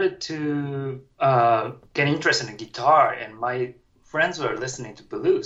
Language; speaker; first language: English; non-native, fluent; Japanese